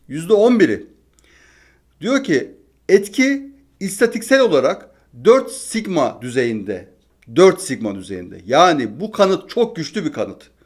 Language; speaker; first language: Turkish; native; Turkish